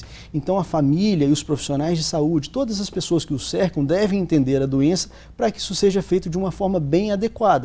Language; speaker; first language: Portuguese; native; Portuguese